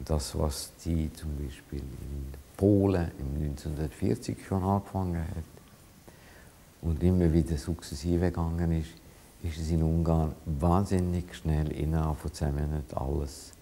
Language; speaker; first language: German; non-native, fluent; Hungarian